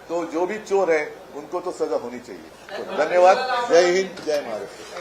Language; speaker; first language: Hindi; non-native, local second language; Marathi